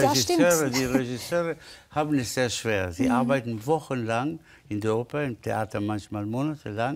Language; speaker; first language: German; non-native, fluent; Spanish